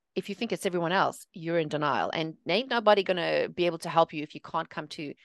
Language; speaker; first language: English; native; English